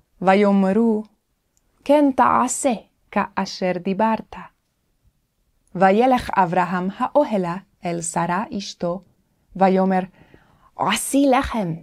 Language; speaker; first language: Hebrew; non-native, fluent; English